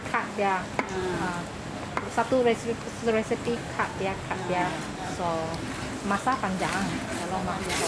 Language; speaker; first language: Indonesian; non-native, local second language; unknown